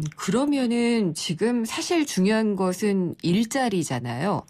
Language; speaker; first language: Korean; native; Korean